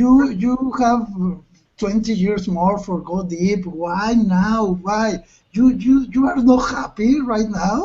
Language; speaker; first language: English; non-native, learner; Spanish